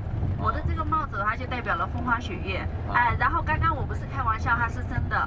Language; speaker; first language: Chinese; native; Chinese